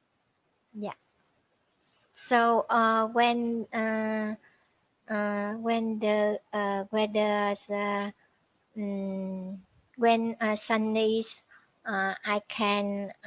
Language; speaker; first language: English; non-native, learner; Vietnamese